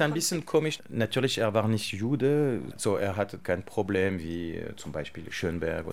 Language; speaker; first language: German; non-native, learner; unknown